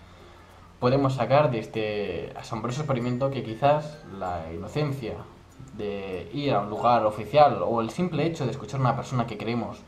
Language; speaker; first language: Spanish; native; Spanish